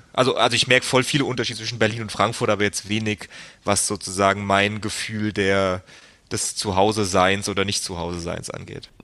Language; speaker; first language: German; native; German